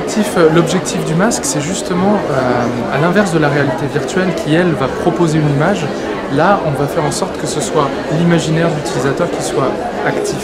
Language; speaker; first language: French; native; French